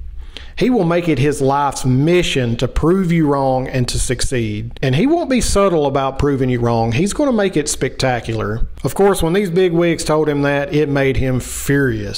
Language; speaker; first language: English; native; English